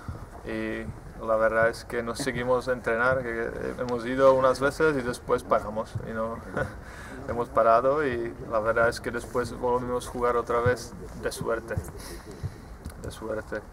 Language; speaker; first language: Spanish; non-native, fluent; Czech